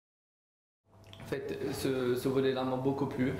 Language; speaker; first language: French; non-native, local second language; Arabic